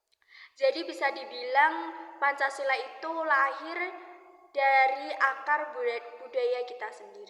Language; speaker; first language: Indonesian; native; Indonesian